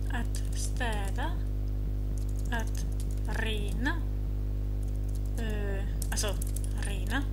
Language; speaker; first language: Swedish; non-native, learner; German